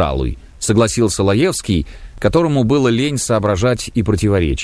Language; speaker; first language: Russian; native; Russian